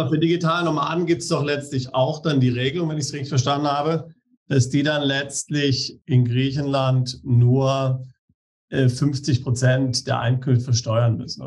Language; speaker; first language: German; native; German